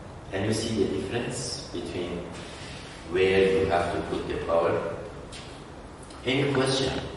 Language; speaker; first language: English; non-native, fluent; Persian